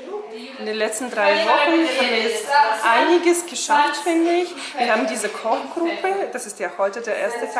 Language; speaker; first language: German; non-native, fluent; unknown